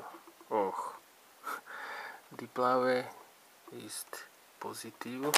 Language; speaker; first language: German; non-native, learner; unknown